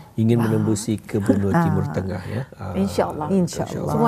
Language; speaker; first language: Malay; native; Malay